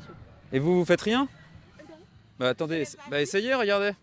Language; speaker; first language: French; native; French